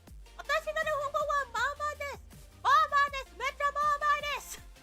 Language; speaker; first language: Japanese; non-native, learner; English